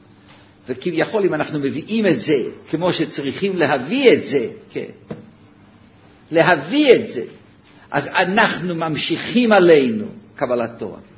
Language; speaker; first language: Hebrew; native; Hebrew